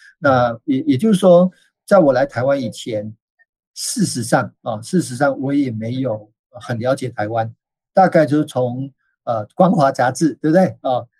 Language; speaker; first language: Chinese; native; Chinese